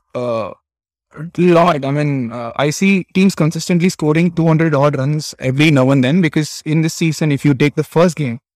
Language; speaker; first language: English; non-native, local second language; Tamil